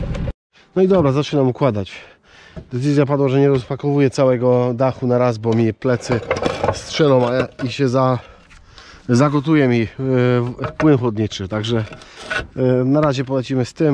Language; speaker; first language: Polish; native; Polish